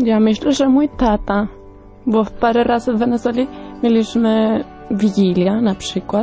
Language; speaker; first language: Polish; early bilingual, heritage; Spanish